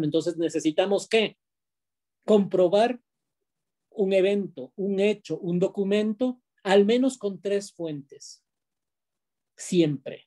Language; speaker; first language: Spanish; native; Spanish